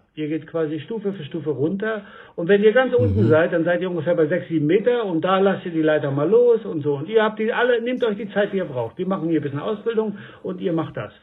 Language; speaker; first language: German; native; German